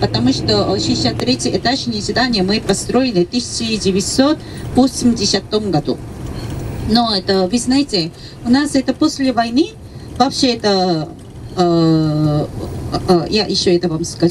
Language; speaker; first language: Russian; non-native, learner; Korean